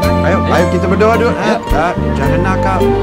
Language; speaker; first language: Indonesian; non-native, fluent; English